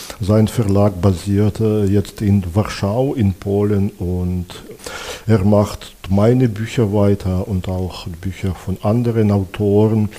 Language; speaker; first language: German; non-native, fluent; Belarusian